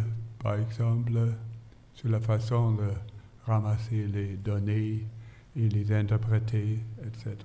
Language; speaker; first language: French; non-native, fluent; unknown